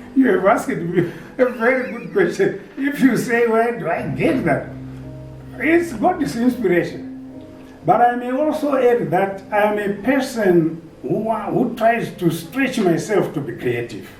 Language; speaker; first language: English; non-native, local second language; Shona